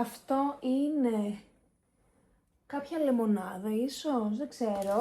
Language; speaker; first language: Greek; native; Greek